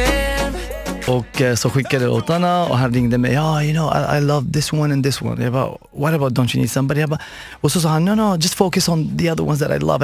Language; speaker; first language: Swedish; non-native, fluent; Arabic